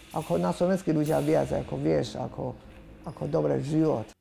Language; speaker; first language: Slovak; non-native, learner; Chinese